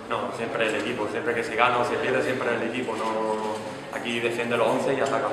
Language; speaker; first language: Spanish; native; Spanish